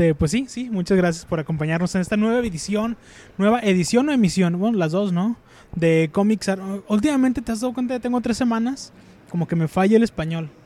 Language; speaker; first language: Spanish; native; Spanish